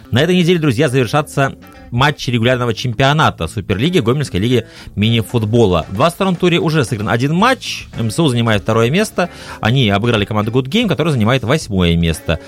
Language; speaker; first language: Russian; native; Russian